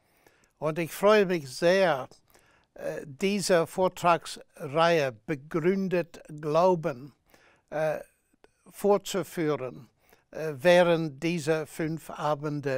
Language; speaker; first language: German; non-native, fluent; English